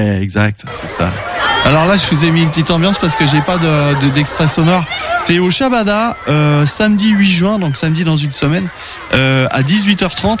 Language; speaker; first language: French; native; French